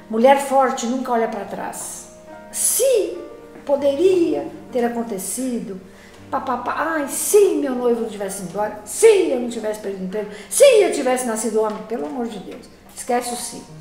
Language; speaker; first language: Portuguese; native; Portuguese